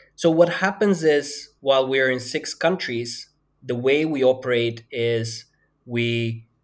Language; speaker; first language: English; non-native, fluent; Bulgarian